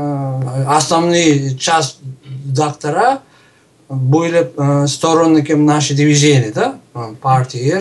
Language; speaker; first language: Russian; non-native, local second language; Uzbek